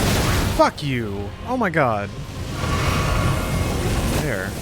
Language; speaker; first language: English; native; English